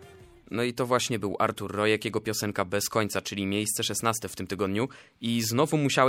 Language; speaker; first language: Polish; native; Polish